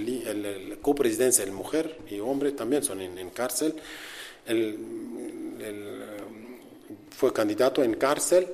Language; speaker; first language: Spanish; non-native, learner; Kurdish